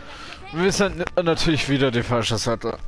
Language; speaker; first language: German; native; German